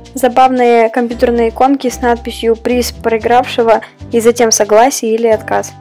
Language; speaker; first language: Russian; native; Russian